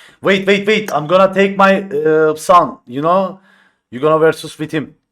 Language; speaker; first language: English; non-native, learner; Turkish